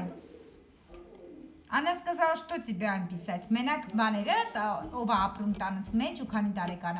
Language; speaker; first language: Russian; non-native, learner; Armenian